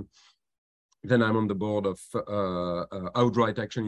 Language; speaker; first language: English; non-native, fluent; French